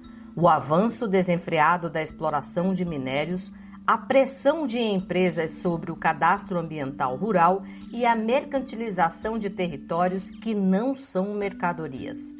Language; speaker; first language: Portuguese; native; Portuguese